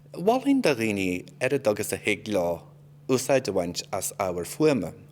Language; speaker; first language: Irish; non-native, local second language; English